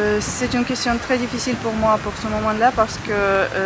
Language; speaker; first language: French; non-native, fluent; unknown